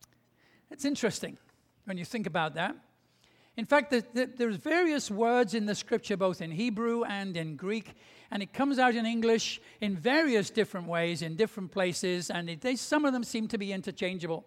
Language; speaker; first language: English; native; English